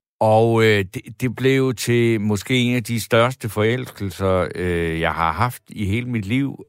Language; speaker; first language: Danish; native; Danish